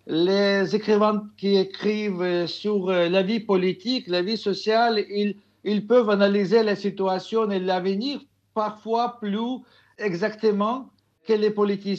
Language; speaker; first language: French; non-native, fluent; Russian